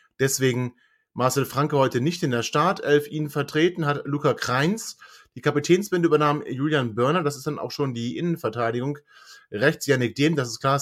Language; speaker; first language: German; native; German